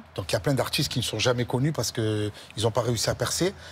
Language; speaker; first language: French; native; French